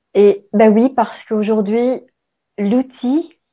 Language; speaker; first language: French; native; French